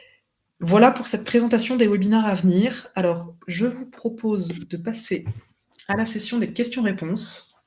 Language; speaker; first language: French; native; French